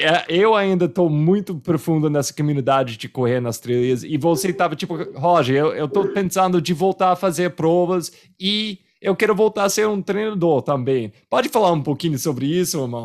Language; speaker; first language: Portuguese; non-native, fluent; English